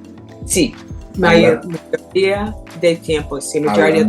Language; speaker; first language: Spanish; non-native, learner; English